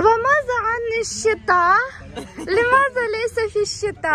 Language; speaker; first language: Arabic; non-native, fluent; Ukrainian